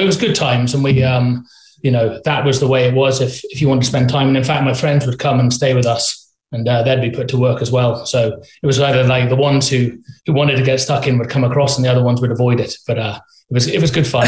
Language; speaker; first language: English; native; English